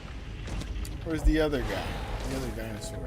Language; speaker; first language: English; native; English